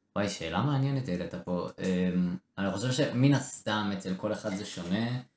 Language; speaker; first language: Hebrew; native; Hebrew